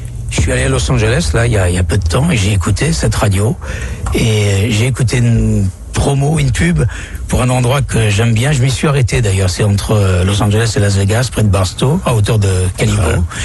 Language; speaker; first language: French; native; French